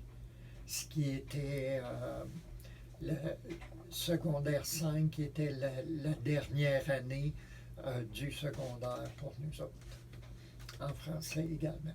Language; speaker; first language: French; native; French